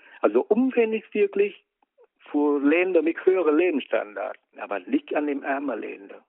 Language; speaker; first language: German; non-native, fluent; Vietnamese